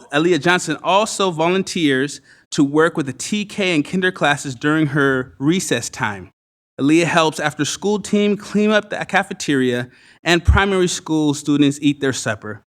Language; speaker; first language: English; native; English